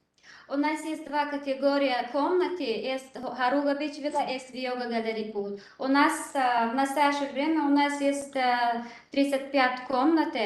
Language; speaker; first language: Russian; non-native, learner; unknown